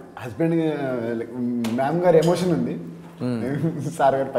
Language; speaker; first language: Telugu; native; Telugu